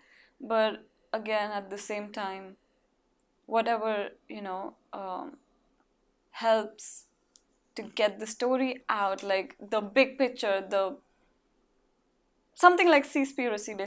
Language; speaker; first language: English; non-native, local second language; Marathi